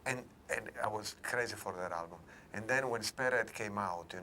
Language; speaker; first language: English; non-native, fluent; Italian